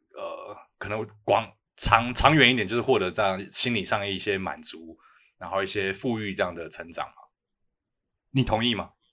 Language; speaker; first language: Chinese; native; Chinese